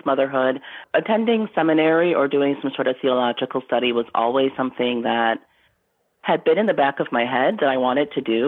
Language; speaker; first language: English; native; English